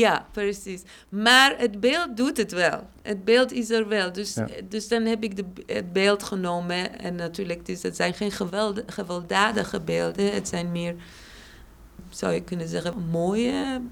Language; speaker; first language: Dutch; non-native, fluent; Persian